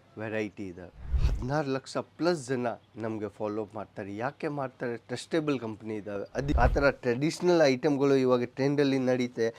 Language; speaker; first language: Kannada; non-native, local second language; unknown